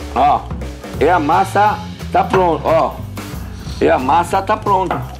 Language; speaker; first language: Portuguese; non-native, fluent; French